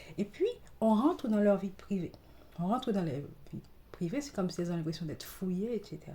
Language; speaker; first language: French; non-native, local second language; Haitian Creole